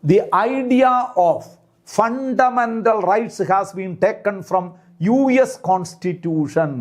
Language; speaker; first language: English; non-native, local second language; Malayalam